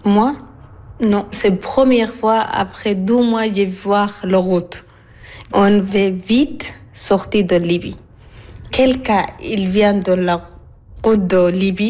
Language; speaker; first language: French; non-native, learner; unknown